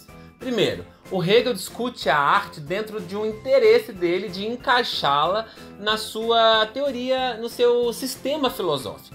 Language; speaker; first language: Portuguese; native; Portuguese